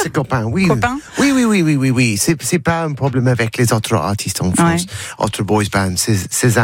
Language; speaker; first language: French; non-native, learner; English